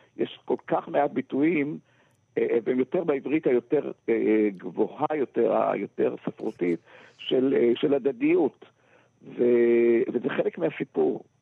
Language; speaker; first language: Hebrew; native; Hebrew